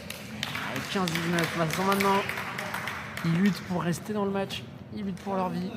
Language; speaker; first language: French; native; French